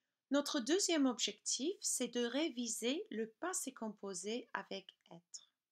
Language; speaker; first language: French; non-native, fluent; English